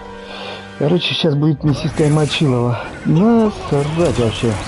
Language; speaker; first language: Russian; native; Russian